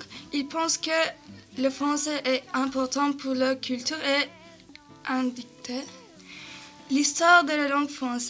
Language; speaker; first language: French; non-native, learner; Turkish